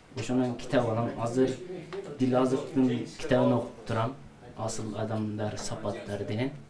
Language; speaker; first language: Kyrgyz; early bilingual, heritage; Kyrgyz